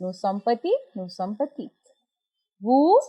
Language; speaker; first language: French; non-native, fluent; Hindi